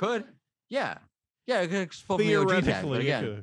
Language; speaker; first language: English; native; English